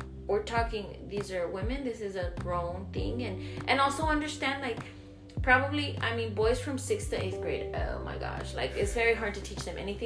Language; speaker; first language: English; early bilingual, other home language; Spanish